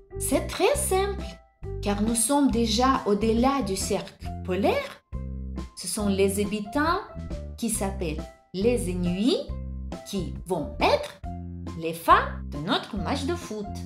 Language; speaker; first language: French; non-native, fluent; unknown